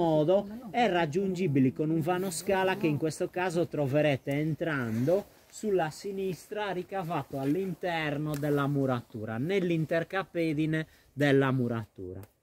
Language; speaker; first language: Italian; native; Italian